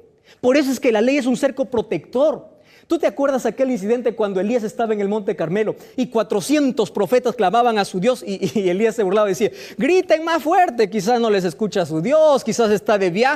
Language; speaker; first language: Spanish; native; Spanish